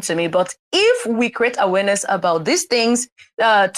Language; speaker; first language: English; non-native, local second language; Igbo